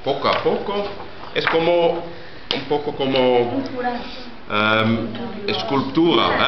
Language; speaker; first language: Spanish; non-native, learner; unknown